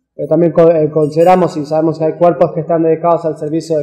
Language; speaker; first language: Spanish; native; Spanish